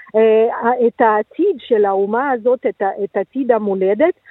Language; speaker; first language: Hebrew; non-native, fluent; Russian